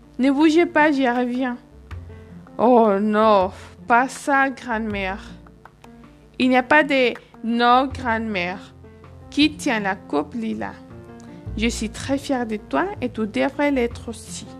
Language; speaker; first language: French; non-native, fluent; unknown